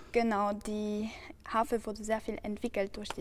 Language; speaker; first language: German; non-native, fluent; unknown